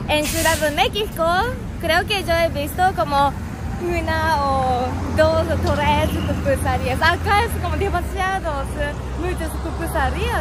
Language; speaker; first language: Spanish; non-native, learner; Japanese